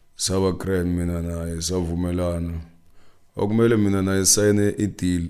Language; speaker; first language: Zulu; non-native, local second language; Northern Sotho